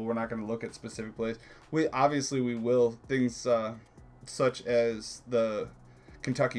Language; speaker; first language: English; native; English